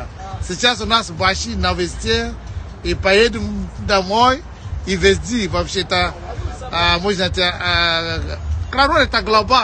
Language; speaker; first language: Russian; non-native, fluent; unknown